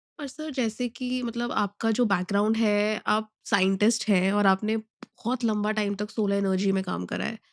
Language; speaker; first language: Hindi; native; Hindi